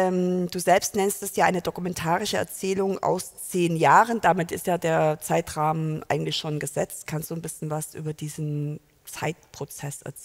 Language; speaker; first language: German; native; German